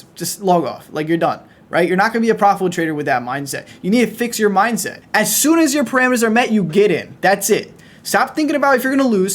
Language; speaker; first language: English; native; English